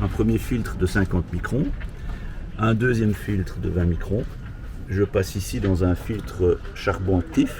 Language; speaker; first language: French; native; French